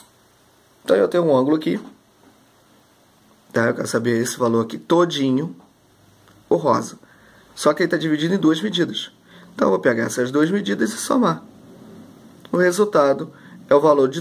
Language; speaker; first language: Portuguese; native; Portuguese